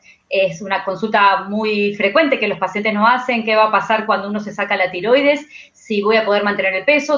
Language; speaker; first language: Spanish; native; Spanish